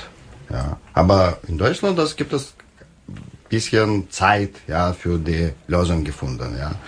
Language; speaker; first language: German; non-native, learner; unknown